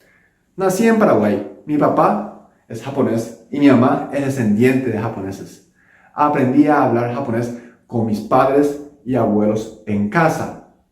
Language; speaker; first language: Spanish; non-native, local second language; Japanese